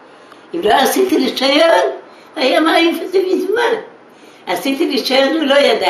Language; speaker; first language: Hebrew; non-native, fluent; Yiddish